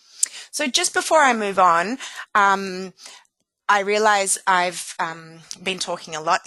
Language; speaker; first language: English; native; English